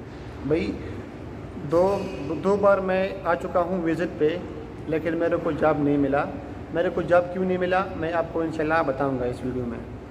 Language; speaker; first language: Hindi; non-native, local second language; Pashto